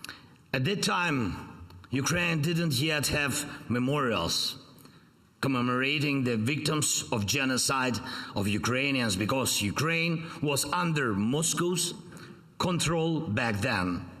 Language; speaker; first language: English; non-native, fluent; Ukrainian